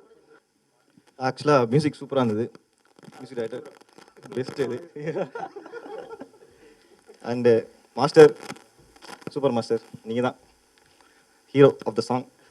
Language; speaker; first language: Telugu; non-native, learner; Tamil